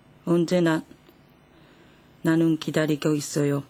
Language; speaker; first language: Korean; non-native, fluent; Japanese